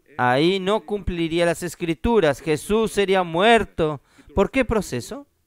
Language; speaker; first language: Spanish; non-native, fluent; Portuguese